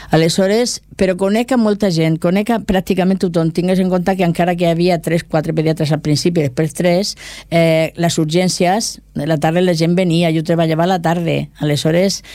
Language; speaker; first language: Catalan; non-native, local second language; Spanish